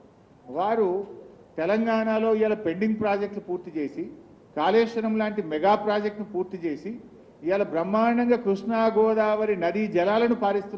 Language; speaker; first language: Telugu; native; Telugu